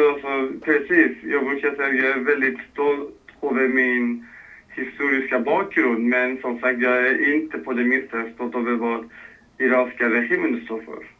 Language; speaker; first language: Swedish; non-native, fluent; Persian